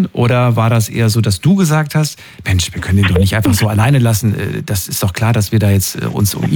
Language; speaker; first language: German; native; German